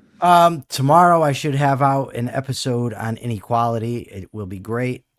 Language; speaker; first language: English; native; English